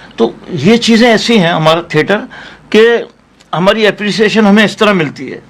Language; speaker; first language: Urdu; non-native, local second language; Memoni